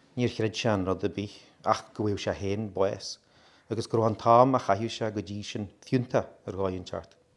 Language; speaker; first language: Irish; native; Irish